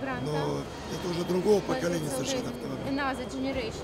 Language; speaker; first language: Russian; native; Russian